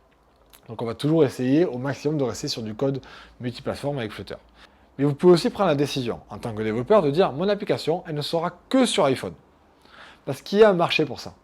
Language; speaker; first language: French; native; French